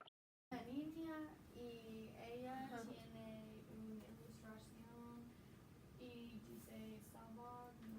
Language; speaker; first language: Spanish; non-native, learner; English